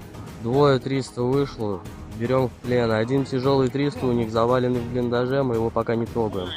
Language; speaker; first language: Russian; native; Russian